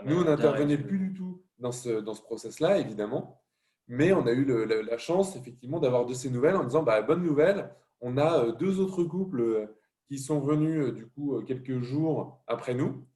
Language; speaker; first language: French; native; French